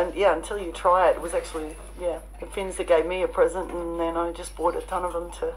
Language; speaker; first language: English; native; English